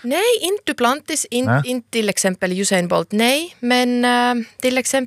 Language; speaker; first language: Swedish; non-native, local second language; Finnish